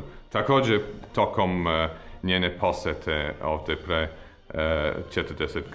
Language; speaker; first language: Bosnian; non-native, fluent; English